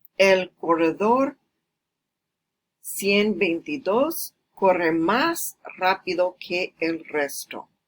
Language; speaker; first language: Spanish; non-native, fluent; English